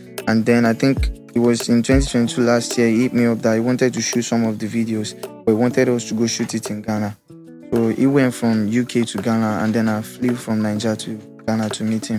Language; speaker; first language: English; non-native, local second language; Yoruba